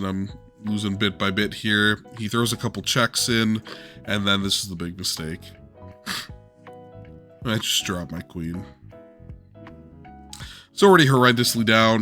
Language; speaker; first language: English; native; English